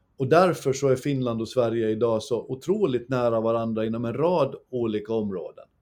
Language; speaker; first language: Swedish; native; Swedish